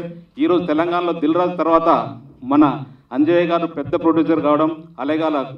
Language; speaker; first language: Telugu; native; Telugu